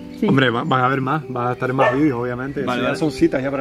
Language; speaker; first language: Spanish; native; Spanish